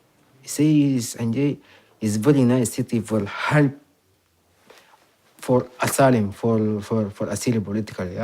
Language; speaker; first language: English; non-native, learner; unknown